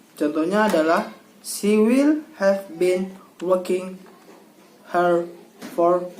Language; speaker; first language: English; non-native, learner; Indonesian